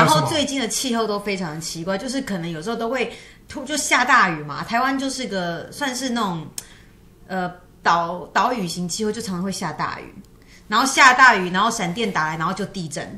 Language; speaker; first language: Chinese; native; Chinese